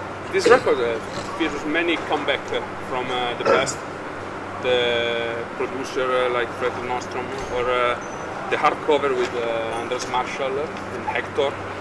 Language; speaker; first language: English; non-native, learner; Italian